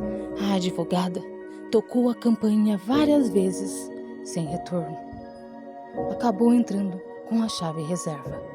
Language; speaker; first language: Portuguese; native; Portuguese